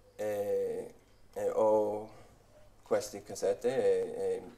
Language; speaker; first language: Italian; non-native, learner; English